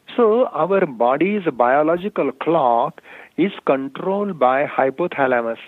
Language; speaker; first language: English; non-native, local second language; Marathi